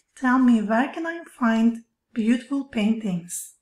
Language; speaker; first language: English; non-native, fluent; Turkish